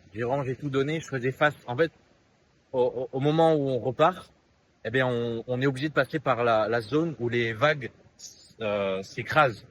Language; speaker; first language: French; native; French